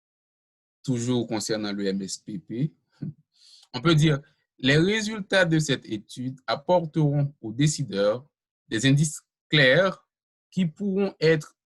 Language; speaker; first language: French; non-native, local second language; Haitian Creole